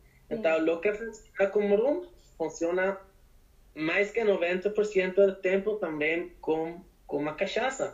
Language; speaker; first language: Portuguese; non-native, learner; Spanish